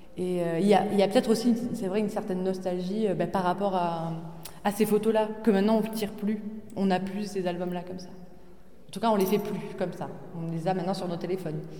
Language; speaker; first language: French; native; French